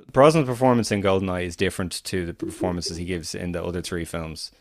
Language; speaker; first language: English; native; English